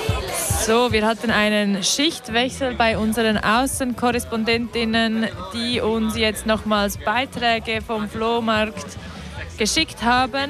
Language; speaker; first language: German; native; German